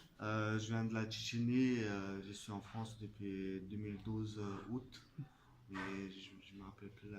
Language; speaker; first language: French; non-native, fluent; Chechen